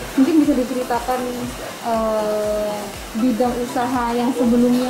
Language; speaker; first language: Indonesian; native; Indonesian